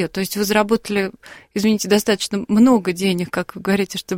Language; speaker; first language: Russian; native; Russian